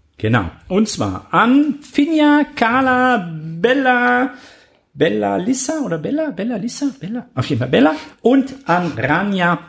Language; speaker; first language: German; native; German